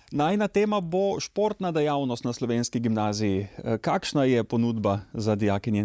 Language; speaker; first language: Slovenian; native; Slovenian